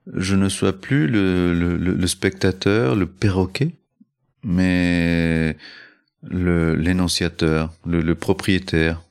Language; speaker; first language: French; early bilingual, other home language; Spanish